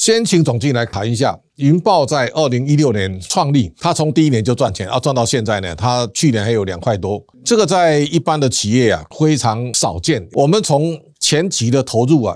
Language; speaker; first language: Chinese; native; Chinese